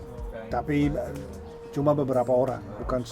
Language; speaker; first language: Indonesian; non-native, fluent; Dutch